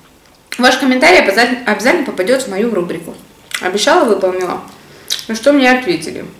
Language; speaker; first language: Russian; native; Russian